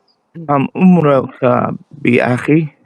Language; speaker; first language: Arabic; non-native, learner; English